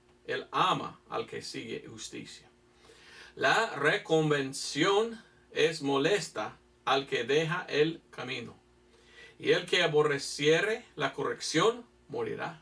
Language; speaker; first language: Spanish; non-native, fluent; English